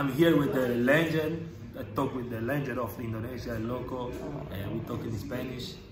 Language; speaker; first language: English; non-native, learner; Spanish